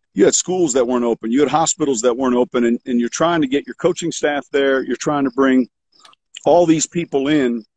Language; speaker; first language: English; native; English